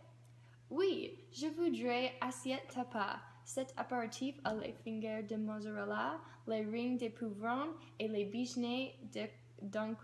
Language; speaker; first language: French; non-native, learner; English